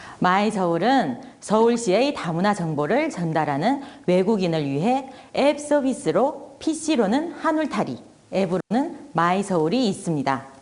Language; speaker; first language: Korean; non-native, fluent; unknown